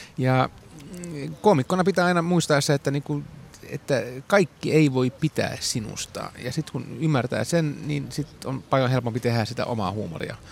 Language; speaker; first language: Finnish; non-native, local second language; Swedish